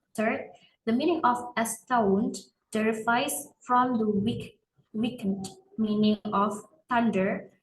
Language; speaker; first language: English; non-native, learner; Indonesian